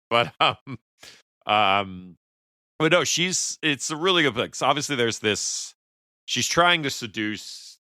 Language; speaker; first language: English; native; English